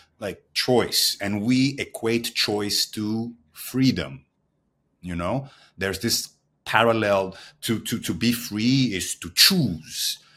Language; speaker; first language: English; non-native, fluent; Portuguese